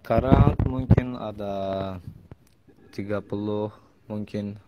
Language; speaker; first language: Indonesian; non-native, learner; Azerbaijani